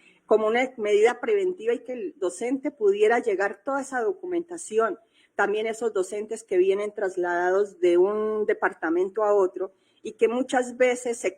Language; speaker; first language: Spanish; native; Spanish